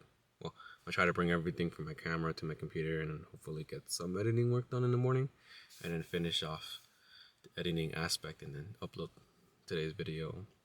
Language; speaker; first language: English; native; English